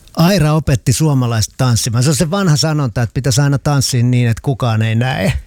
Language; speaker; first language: Finnish; native; Finnish